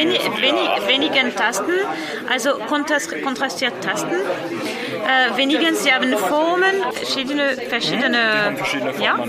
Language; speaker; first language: German; non-native, learner; French